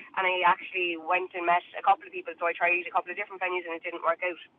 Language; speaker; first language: English; native; English